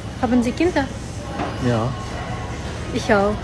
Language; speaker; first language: German; non-native, learner; Ukrainian